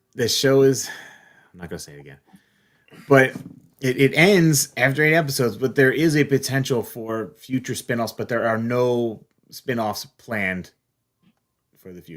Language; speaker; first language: English; native; English